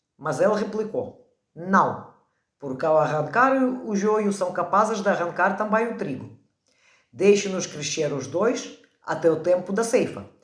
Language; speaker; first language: Portuguese; non-native, fluent; Ukrainian